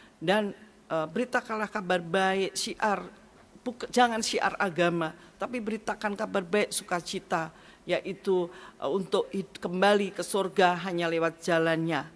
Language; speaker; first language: Indonesian; native; Indonesian